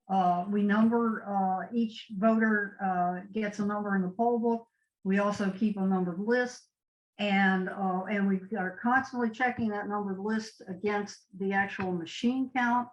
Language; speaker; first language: English; native; English